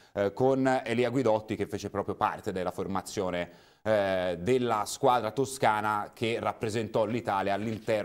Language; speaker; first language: Italian; native; Italian